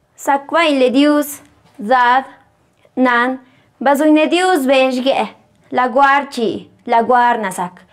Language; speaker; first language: Spanish; non-native, local second language; Zapotec